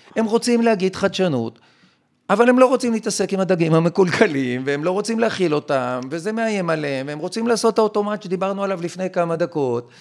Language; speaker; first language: Hebrew; native; Hebrew